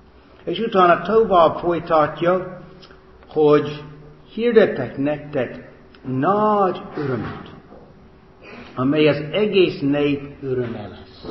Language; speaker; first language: Hungarian; non-native, fluent; English